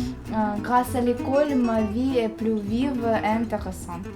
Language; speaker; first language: French; non-native, learner; Ukrainian